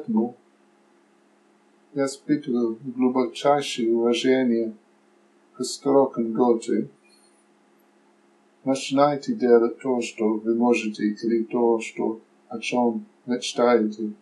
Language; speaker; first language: Russian; non-native, fluent; English